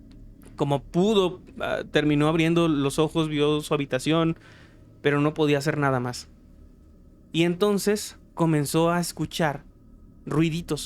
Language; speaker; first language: Spanish; native; Spanish